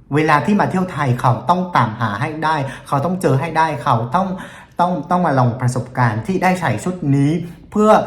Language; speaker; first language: Thai; non-native, fluent; Vietnamese